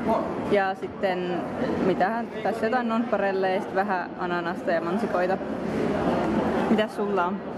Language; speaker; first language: Finnish; native; Finnish